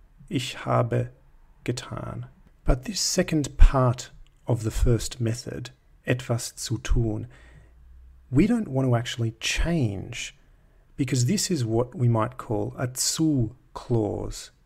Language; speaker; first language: English; native; English